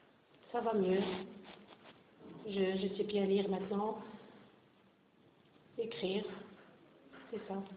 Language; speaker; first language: French; non-native, learner; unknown